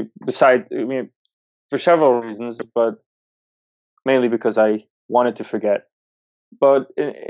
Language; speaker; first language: English; early bilingual, other home language; Yiddish